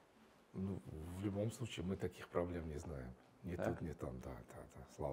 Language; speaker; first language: Russian; non-native, local second language; Uzbek